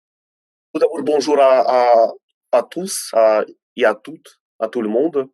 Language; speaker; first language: French; non-native, fluent; Ukrainian